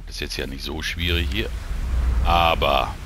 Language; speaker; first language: German; native; German